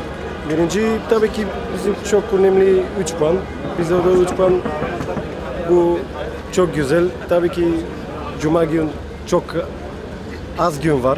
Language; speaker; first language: Turkish; non-native, learner; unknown